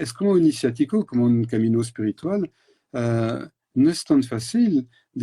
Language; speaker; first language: Spanish; non-native, fluent; French